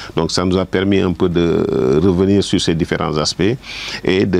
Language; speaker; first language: French; non-native, local second language; Wolof